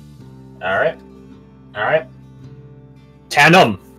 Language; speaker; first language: English; native; English